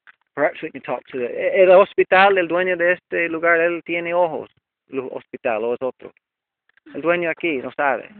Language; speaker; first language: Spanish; non-native, learner; English